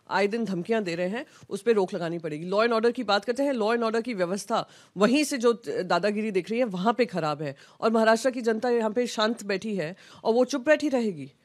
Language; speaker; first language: Hindi; native; Hindi